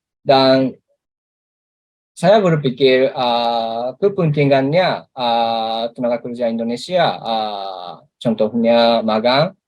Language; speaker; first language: Indonesian; non-native, learner; Japanese